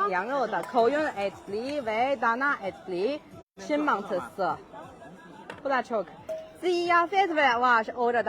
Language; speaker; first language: Turkish; non-native, learner; Chinese